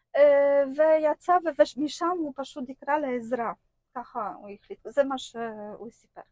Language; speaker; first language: Hebrew; non-native, fluent; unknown